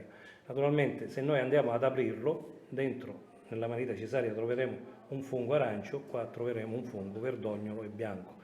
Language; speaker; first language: Italian; native; Italian